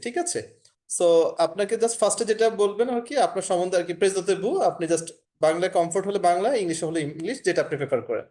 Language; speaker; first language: Bangla; native; Bangla